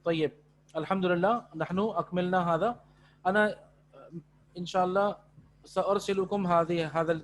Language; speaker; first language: Arabic; non-native, fluent; Urdu